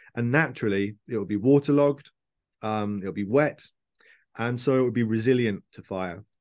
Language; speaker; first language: English; native; English